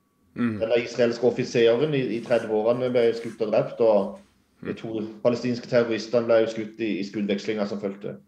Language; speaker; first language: Norwegian; native; Norwegian